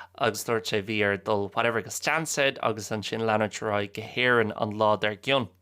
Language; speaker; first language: Irish; native; Irish